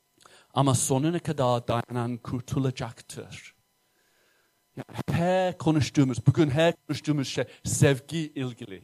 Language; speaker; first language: Turkish; non-native, fluent; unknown